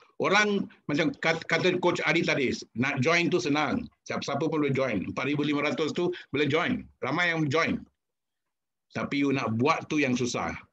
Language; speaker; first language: Malay; non-native, local second language; Tamil